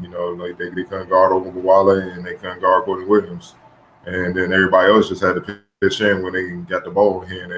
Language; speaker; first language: English; native; English